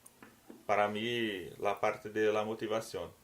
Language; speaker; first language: Spanish; non-native, learner; Portuguese